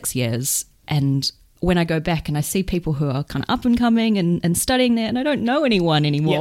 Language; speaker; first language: English; native; English